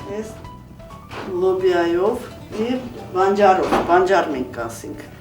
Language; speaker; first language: Armenian; native; Armenian